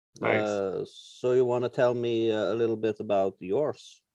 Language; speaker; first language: English; non-native, learner; Norwegian